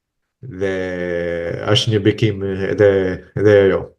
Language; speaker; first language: Albanian; non-native, fluent; Italian